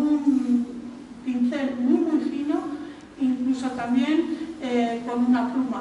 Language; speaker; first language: Spanish; native; Spanish